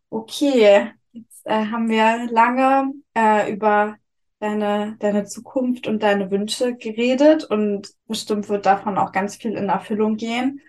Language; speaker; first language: German; native; German